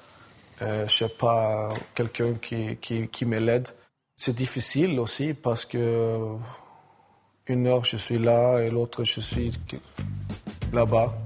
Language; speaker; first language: French; non-native, learner; Swedish